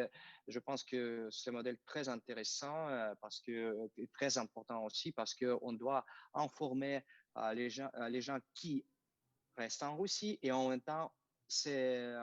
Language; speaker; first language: French; non-native, fluent; Russian